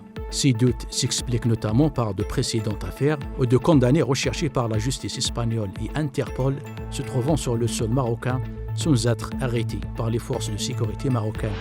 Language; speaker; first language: French; non-native, local second language; Arabic